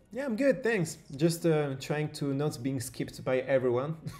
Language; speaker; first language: English; non-native, fluent; French